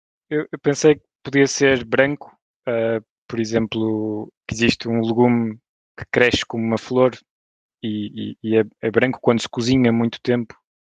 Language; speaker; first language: Portuguese; native; Portuguese